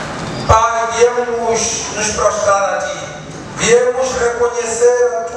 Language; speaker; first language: Portuguese; non-native, fluent; Lingala